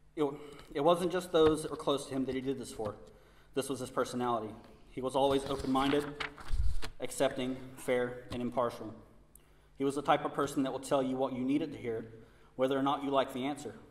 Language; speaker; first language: English; native; English